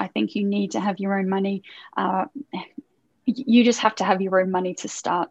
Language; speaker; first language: English; native; English